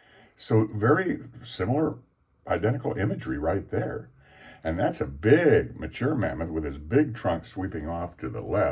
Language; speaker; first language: English; native; English